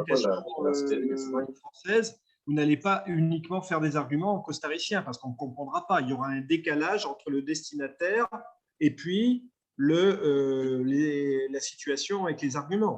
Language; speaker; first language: French; native; French